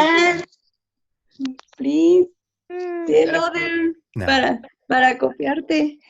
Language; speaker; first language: English; non-native, learner; Spanish